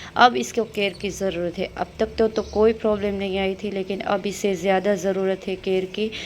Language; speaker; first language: Hindi; non-native, local second language; Gujarati